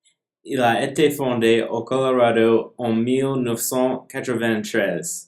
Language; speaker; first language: French; non-native, learner; English